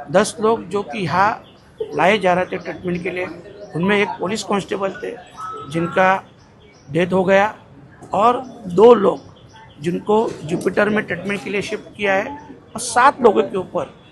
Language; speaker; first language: Hindi; non-native, local second language; Marathi